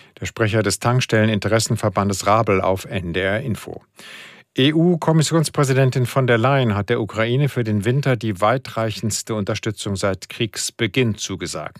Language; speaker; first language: German; native; German